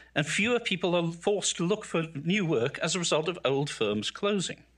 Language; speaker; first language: English; native; English